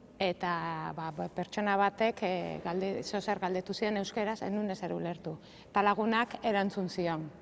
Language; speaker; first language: Basque; non-native, local second language; Spanish